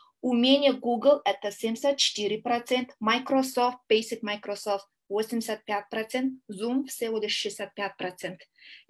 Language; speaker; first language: Russian; non-native, learner; Kyrgyz